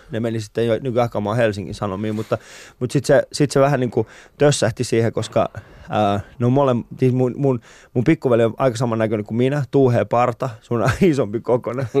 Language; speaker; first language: Finnish; early bilingual, other home language; Persian